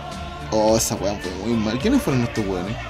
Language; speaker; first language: Spanish; native; Spanish